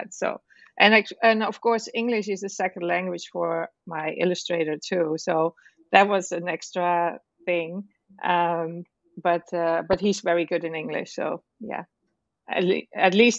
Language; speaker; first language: English; non-native, fluent; Dutch